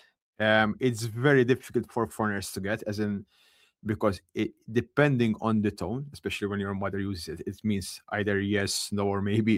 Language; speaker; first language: English; non-native, local second language; Maltese